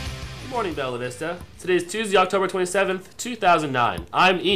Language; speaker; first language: English; native; English